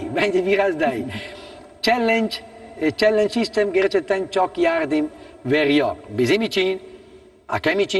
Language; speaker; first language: Turkish; non-native, learner; Italian